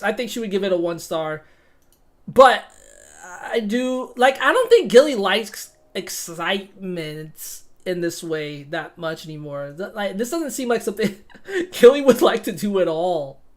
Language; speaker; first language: English; native; English